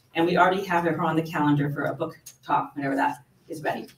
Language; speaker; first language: English; native; English